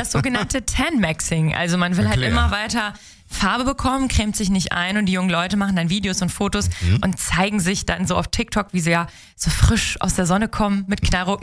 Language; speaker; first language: German; native; German